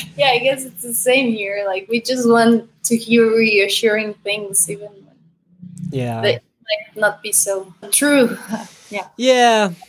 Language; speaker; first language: English; non-native, fluent; Spanish